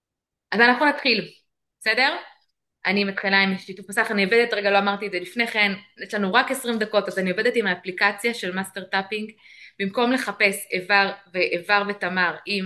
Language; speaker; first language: Hebrew; native; Hebrew